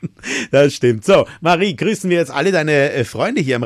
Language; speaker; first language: German; native; German